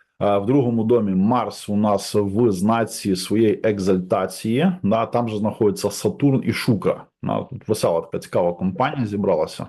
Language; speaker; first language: Ukrainian; non-native, local second language; Russian